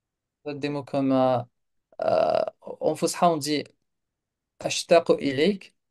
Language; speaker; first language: French; non-native, local second language; Kabyle